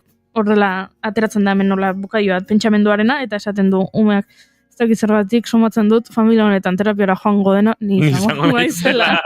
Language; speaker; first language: Basque; native; Basque